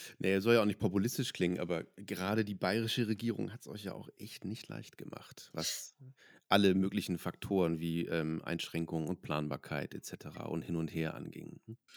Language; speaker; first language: German; native; German